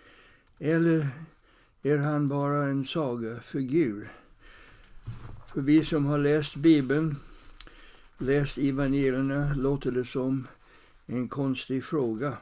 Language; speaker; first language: Swedish; non-native, fluent; English